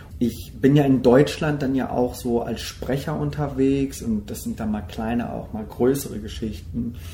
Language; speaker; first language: German; early bilingual, other home language; Korean